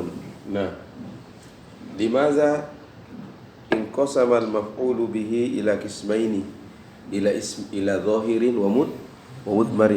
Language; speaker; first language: Arabic; non-native, fluent; Indonesian